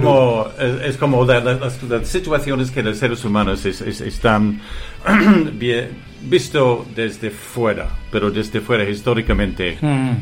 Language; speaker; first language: Spanish; non-native, fluent; English